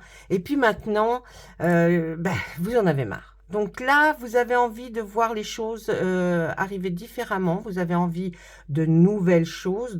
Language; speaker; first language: French; native; French